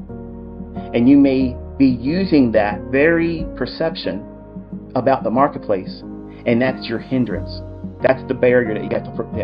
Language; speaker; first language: English; native; English